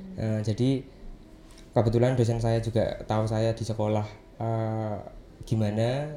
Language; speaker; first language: Indonesian; native; Indonesian